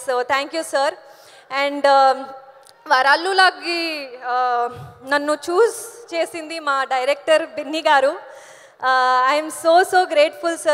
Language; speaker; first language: Telugu; non-native, learner; Kannada